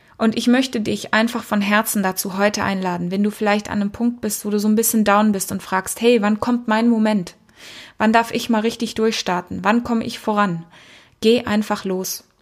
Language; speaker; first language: German; early bilingual, heritage; German